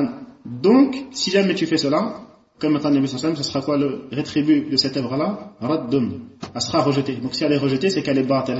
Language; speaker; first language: French; native; French